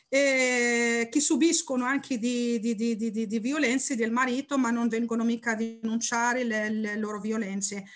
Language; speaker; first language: Italian; non-native, learner; Arabic